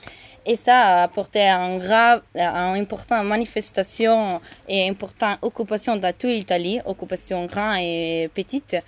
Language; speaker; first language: French; non-native, learner; Italian